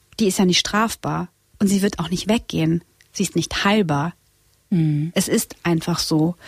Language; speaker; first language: German; early bilingual, other home language; Croatian